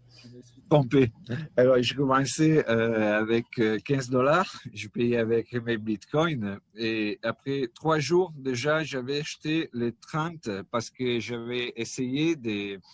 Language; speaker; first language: French; non-native, fluent; Italian